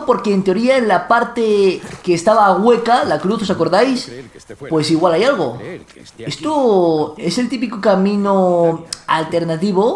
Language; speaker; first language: Spanish; native; Spanish